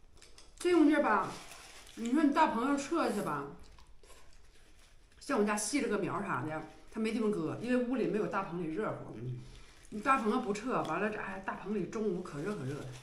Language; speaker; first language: Chinese; native; Chinese